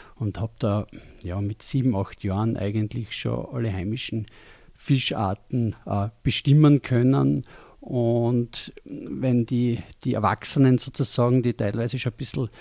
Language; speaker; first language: German; native; German